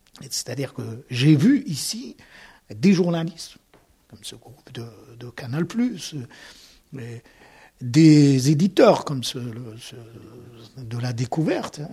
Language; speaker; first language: French; non-native, local second language; Arabic